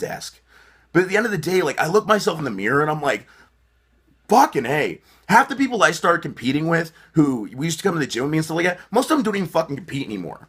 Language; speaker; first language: English; native; English